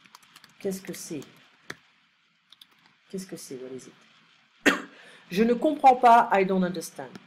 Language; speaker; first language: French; non-native, fluent; English